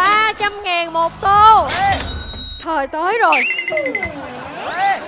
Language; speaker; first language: Vietnamese; native; Vietnamese